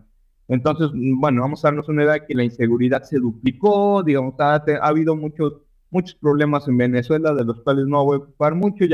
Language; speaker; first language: Spanish; native; Spanish